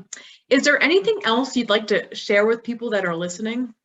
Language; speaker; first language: English; native; English